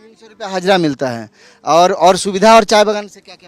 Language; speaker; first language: Hindi; native; Hindi